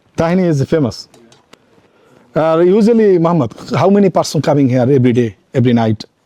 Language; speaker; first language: English; non-native, local second language; Bangla